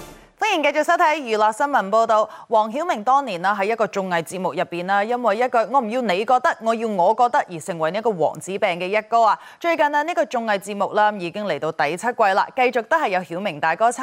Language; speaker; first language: Chinese; native; Chinese